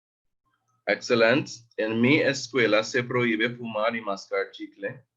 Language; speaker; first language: Spanish; non-native, fluent; English